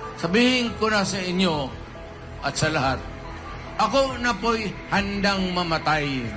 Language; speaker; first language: Filipino; non-native, local second language; Cebuano